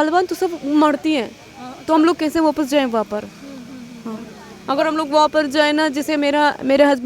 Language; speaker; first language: Hindi; non-native, learner; Persian